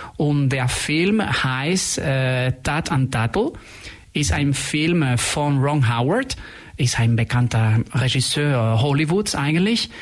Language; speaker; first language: German; non-native, fluent; Spanish